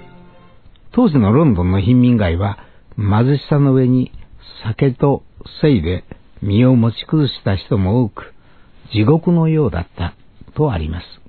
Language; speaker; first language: Japanese; native; Japanese